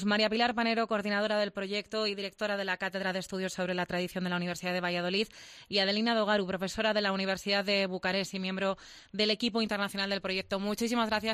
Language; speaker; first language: Spanish; native; Spanish